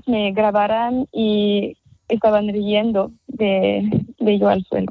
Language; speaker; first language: Spanish; non-native, fluent; French